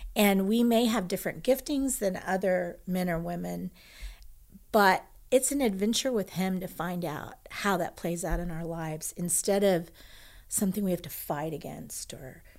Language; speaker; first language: English; native; English